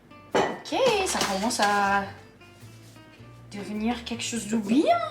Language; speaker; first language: French; non-native, fluent; English